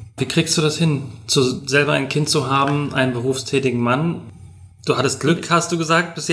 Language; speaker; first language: German; native; German